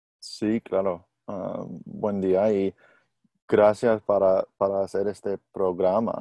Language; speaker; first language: Spanish; non-native, learner; English